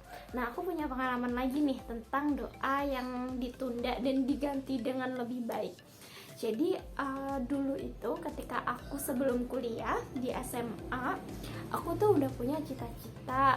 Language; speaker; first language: Indonesian; native; Indonesian